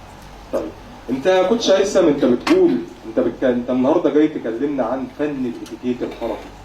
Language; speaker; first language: Arabic; native; Arabic